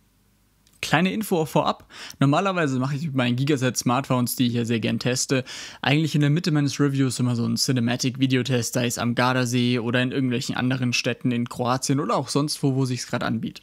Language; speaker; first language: German; native; German